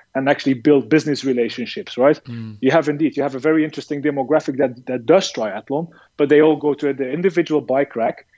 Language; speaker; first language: English; non-native, fluent; Dutch